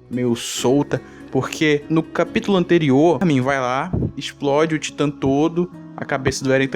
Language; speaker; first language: Portuguese; native; Portuguese